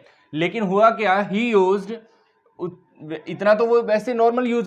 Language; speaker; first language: Hindi; native; Hindi